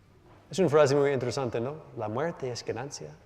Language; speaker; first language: Spanish; non-native, learner; English